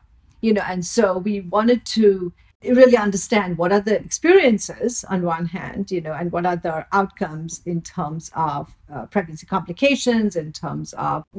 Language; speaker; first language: English; non-native, local second language; Bangla